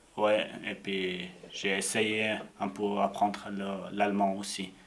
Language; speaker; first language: French; non-native, learner; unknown